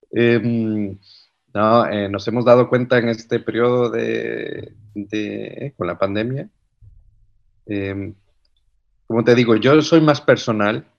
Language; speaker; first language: Spanish; native; Spanish